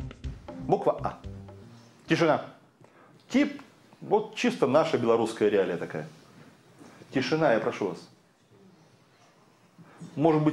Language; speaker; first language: Russian; native; Russian